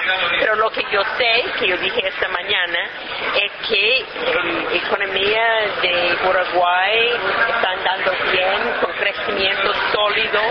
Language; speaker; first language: Spanish; non-native, fluent; English